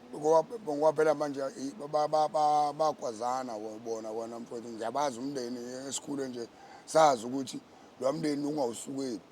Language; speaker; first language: Zulu; native; Zulu